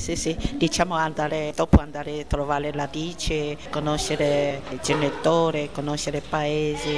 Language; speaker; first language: Italian; non-native, learner; Chinese